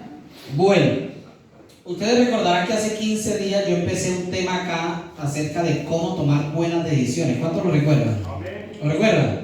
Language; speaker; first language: Spanish; native; Spanish